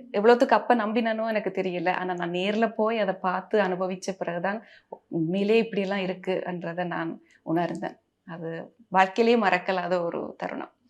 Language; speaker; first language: Tamil; early bilingual, heritage; Tamil